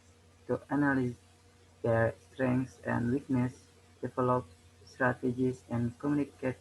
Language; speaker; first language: English; non-native, learner; Indonesian